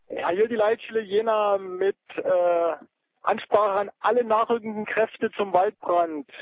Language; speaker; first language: German; native; German